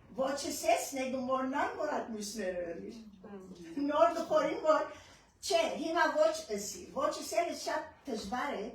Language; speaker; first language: Armenian; early bilingual, heritage; Armenian